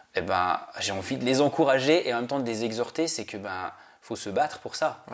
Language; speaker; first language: French; native; French